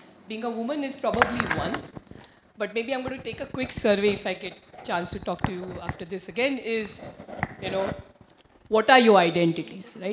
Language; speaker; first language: English; non-native, local second language; Marathi